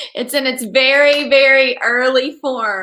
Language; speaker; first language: English; native; English